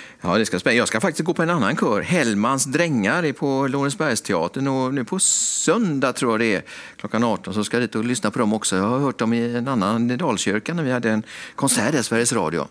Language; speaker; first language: Swedish; native; Swedish